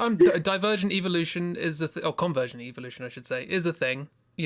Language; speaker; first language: English; native; English